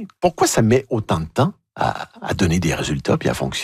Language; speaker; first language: French; native; French